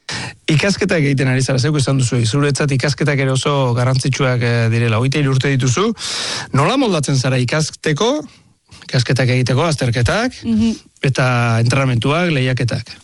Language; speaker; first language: Basque; native; Basque